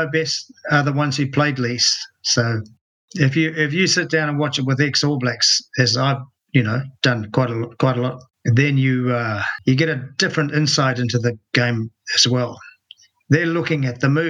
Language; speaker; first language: English; native; English